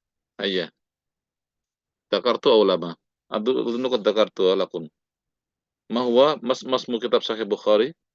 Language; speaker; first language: Arabic; non-native, fluent; Indonesian